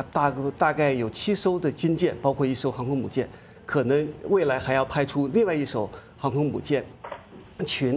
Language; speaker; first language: Chinese; native; Chinese